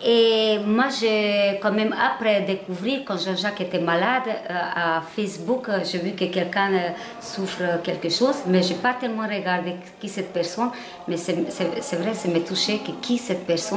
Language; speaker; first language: French; non-native, learner; Hungarian